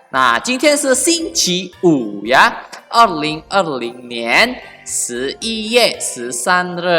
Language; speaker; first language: Chinese; non-native, fluent; Indonesian